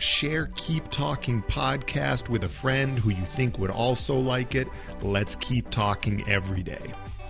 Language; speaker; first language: English; native; English